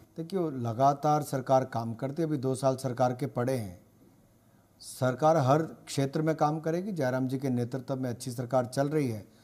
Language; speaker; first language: Hindi; native; Hindi